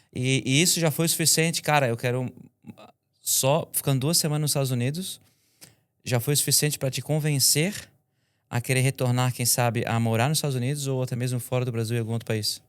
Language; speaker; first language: Portuguese; native; Portuguese